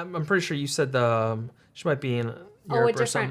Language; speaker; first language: English; native; English